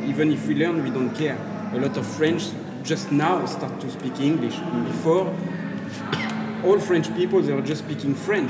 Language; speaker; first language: English; non-native, learner; French